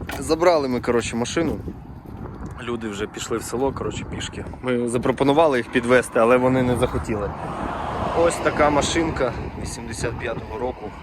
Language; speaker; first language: Ukrainian; non-native, local second language; Russian